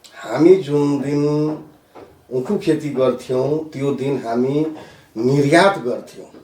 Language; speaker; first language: Nepali; non-native, local second language; Maithili